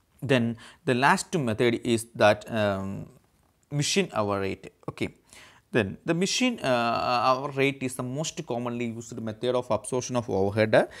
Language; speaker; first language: English; non-native, local second language; Malayalam